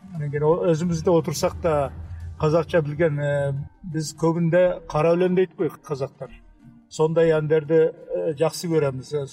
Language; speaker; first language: Kazakh; early bilingual, heritage; Kazakh